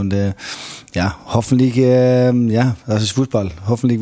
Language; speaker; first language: German; non-native, fluent; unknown